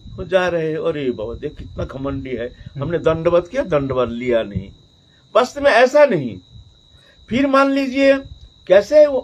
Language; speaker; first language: Hindi; non-native, local second language; Bangla